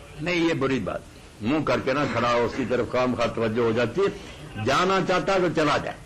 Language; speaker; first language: Urdu; non-native, local second language; Punjabi